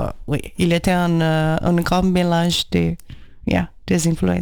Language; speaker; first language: French; non-native, learner; Portuguese